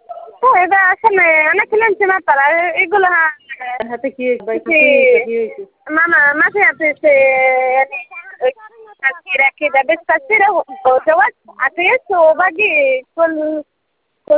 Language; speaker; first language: Arabic; non-native, learner; Bangla